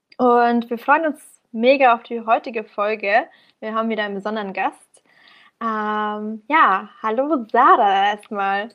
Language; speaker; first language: German; early bilingual, other home language; Persian